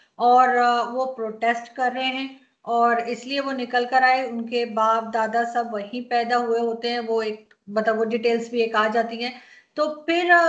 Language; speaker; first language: Urdu; native; Urdu